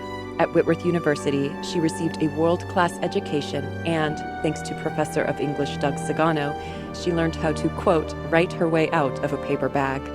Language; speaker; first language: English; native; English